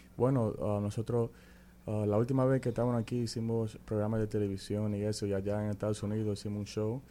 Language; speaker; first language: Spanish; early bilingual, heritage; Spanish